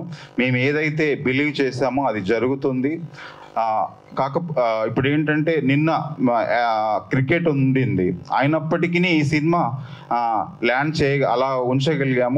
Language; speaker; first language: Telugu; native; Telugu